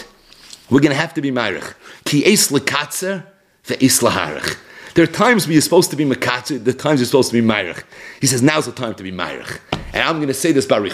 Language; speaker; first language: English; native; English